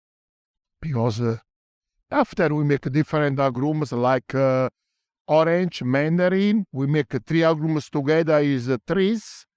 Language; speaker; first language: English; non-native, learner; Italian